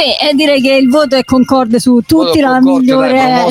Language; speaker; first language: Italian; native; Italian